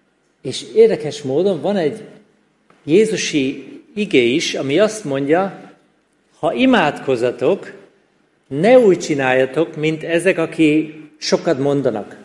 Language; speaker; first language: Hungarian; non-native, fluent; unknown